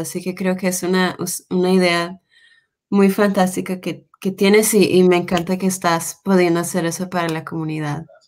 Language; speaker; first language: Spanish; non-native, fluent; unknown